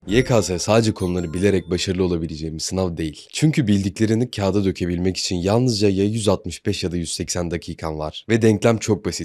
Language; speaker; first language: Turkish; native; Turkish